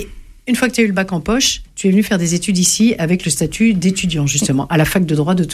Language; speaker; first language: French; native; French